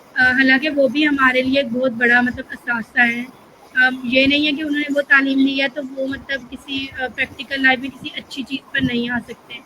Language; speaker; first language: Urdu; native; Urdu